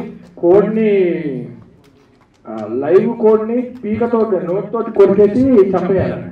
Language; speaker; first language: Telugu; native; Telugu